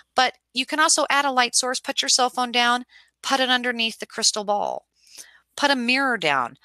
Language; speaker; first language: English; native; English